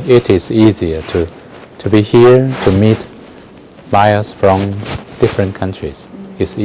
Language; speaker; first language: English; non-native, fluent; Chinese